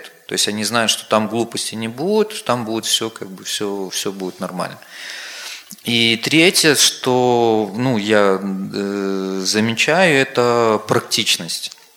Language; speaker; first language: Russian; native; Russian